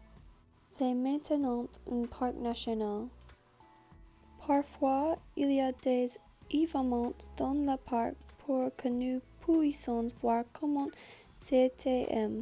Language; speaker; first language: French; non-native, learner; English